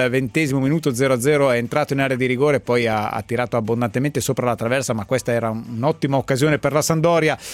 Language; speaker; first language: Italian; native; Italian